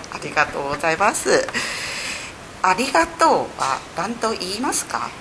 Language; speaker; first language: Japanese; native; Japanese